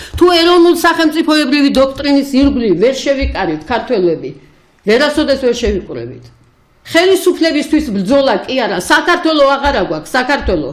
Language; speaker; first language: Georgian; native; Georgian